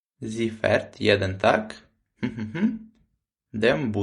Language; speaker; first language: German; non-native, fluent; Ukrainian